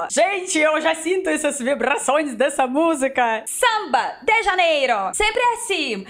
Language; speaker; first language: Portuguese; non-native, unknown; Russian